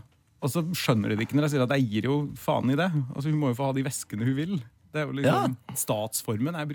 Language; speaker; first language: Norwegian; native; Norwegian